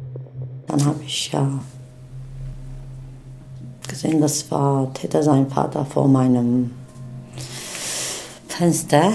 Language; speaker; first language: German; non-native, fluent; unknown